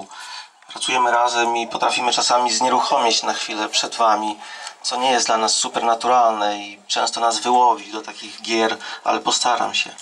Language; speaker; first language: Polish; native; Polish